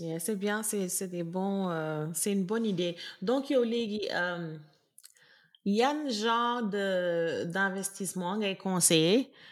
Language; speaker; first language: French; non-native, local second language; Wolof